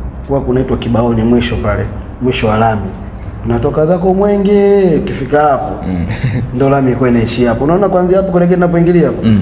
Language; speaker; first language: Swahili; native; Swahili